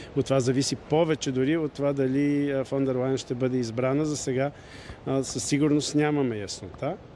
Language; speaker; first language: Bulgarian; native; Bulgarian